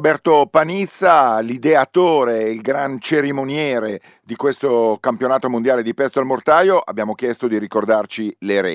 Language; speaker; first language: Italian; native; Italian